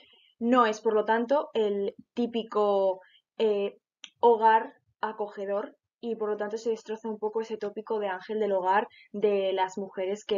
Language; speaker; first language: Spanish; native; Spanish